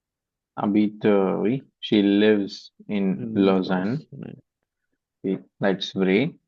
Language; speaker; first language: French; non-native, fluent; Hindi